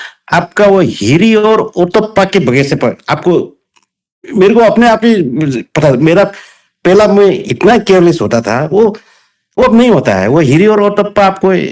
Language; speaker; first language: Hindi; non-native, local second language; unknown